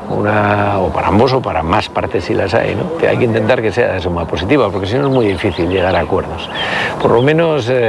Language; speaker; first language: Spanish; native; Spanish